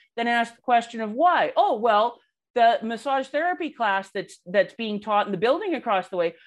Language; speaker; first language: English; native; English